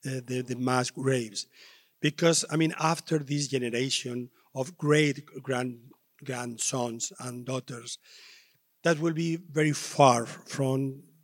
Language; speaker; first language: English; non-native, learner; Spanish